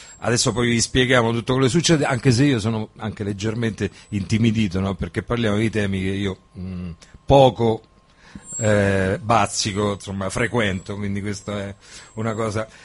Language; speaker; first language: Italian; native; Italian